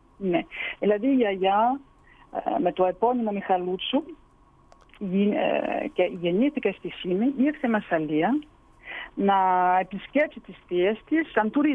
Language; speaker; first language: Greek; early bilingual, heritage; Greek